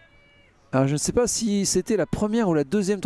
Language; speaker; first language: French; native; French